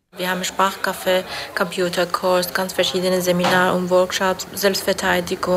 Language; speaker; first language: German; non-native, fluent; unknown